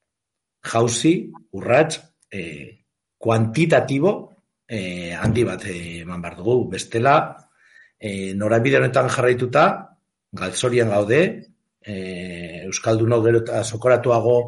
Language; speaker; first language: Basque; native; Basque